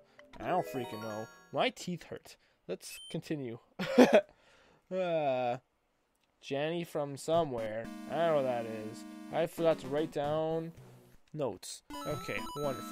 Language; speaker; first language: English; native; English